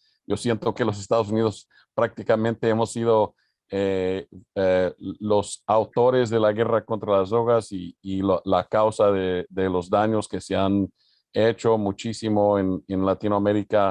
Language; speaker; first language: Spanish; early bilingual, other home language; English